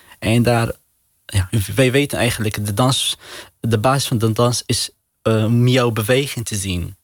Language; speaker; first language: Dutch; non-native, learner; Arabic